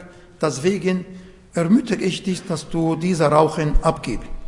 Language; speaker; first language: German; non-native, learner; Arabic